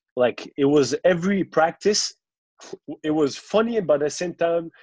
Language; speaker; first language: English; non-native, local second language; French